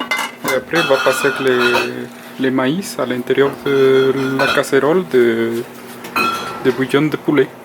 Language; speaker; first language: French; non-native, fluent; Spanish